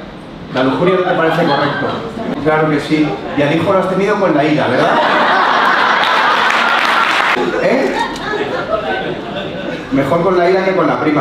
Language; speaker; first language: Spanish; native; Spanish